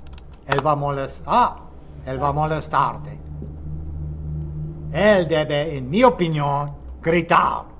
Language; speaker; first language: Spanish; non-native, fluent; English